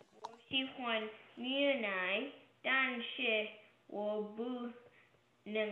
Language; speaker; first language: Chinese; non-native, learner; English